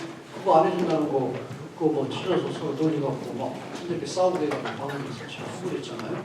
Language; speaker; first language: Korean; native; Korean